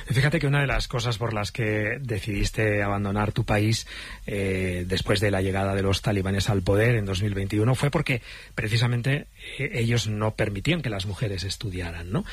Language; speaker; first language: Spanish; native; Spanish